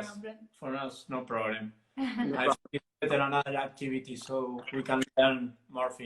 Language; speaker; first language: English; non-native, learner; Italian